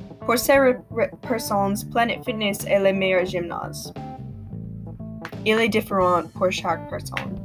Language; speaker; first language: French; non-native, learner; English